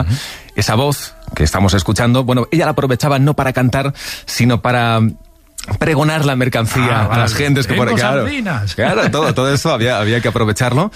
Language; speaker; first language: Spanish; native; Spanish